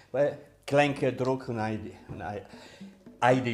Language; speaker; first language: German; early bilingual, other home language; Italian